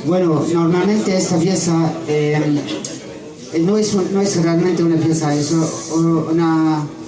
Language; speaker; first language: Spanish; non-native, learner; French